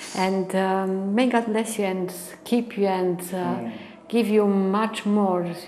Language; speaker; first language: English; non-native, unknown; Romanian